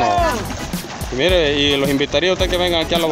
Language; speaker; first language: Spanish; native; Spanish